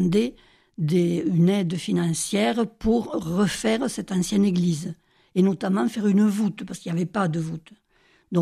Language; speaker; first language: French; native; French